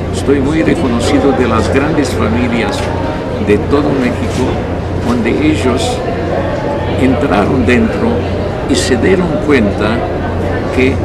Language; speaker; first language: Spanish; non-native, fluent; Hungarian